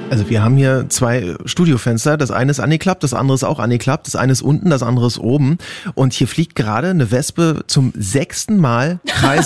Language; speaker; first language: German; native; German